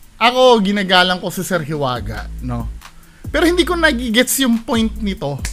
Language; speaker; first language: Filipino; native; Filipino